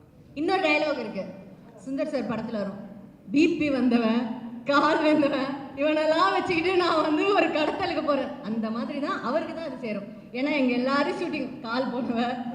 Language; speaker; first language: Tamil; native; Tamil